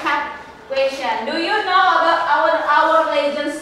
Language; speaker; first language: English; non-native, learner; Indonesian